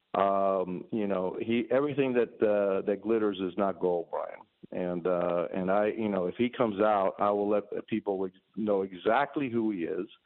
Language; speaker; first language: English; early bilingual, other home language; Spanish